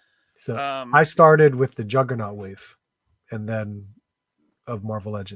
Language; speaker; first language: English; native; English